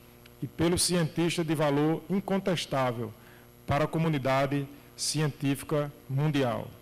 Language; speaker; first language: Portuguese; native; Portuguese